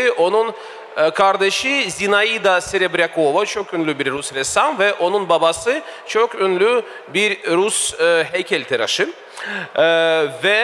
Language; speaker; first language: Turkish; non-native, fluent; Russian